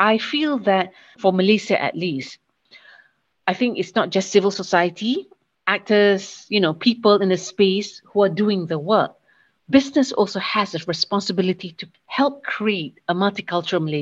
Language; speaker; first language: English; non-native, local second language; Malay